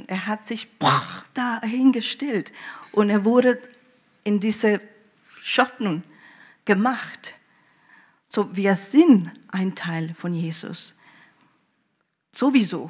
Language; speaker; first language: German; early bilingual, heritage; German